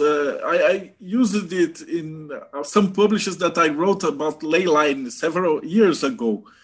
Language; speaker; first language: English; non-native, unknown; Portuguese